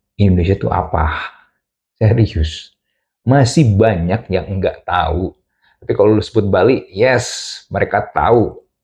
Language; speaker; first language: Indonesian; native; Indonesian